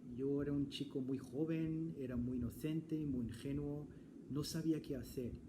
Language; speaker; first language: Spanish; non-native, fluent; English